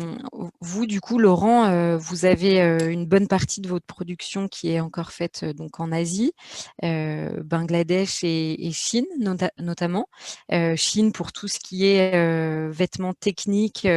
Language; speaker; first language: French; native; French